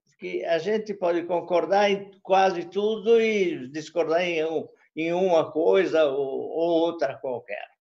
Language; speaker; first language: Portuguese; early bilingual, other home language; Italian